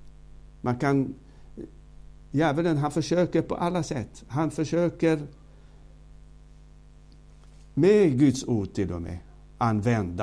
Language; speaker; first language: Swedish; non-native, fluent; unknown